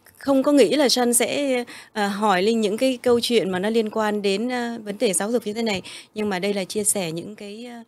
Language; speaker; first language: Vietnamese; early bilingual, heritage; Vietnamese